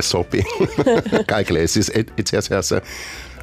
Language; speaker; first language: Finnish; non-native, fluent; Portuguese